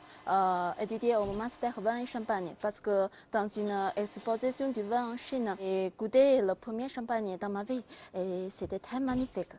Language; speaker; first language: French; non-native, learner; Chinese